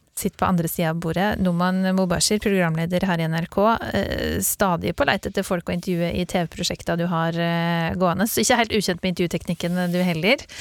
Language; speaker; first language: Norwegian; native; Norwegian